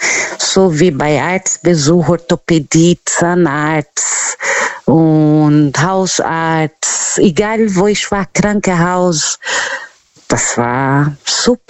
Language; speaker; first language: German; non-native, fluent; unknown